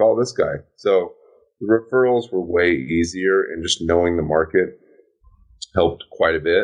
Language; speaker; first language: English; native; English